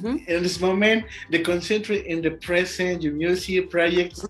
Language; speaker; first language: English; non-native, learner; Spanish